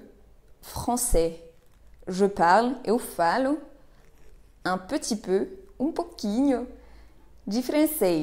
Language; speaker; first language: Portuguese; non-native, fluent; French